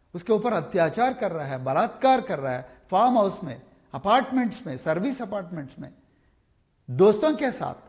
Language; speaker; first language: Hindi; non-native, local second language; Telugu